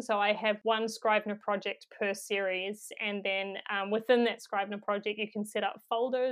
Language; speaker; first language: English; native; English